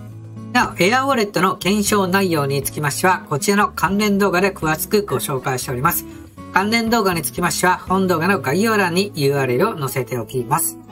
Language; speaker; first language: Japanese; native; Japanese